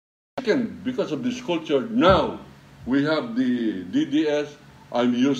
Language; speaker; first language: English; non-native, local second language; Filipino